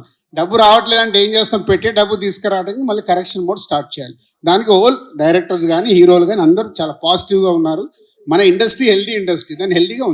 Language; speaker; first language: Telugu; native; Telugu